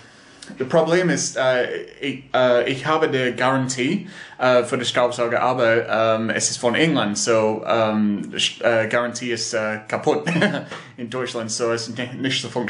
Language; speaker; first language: German; non-native, learner; English